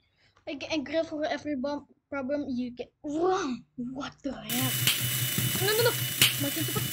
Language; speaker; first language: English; non-native, learner; Indonesian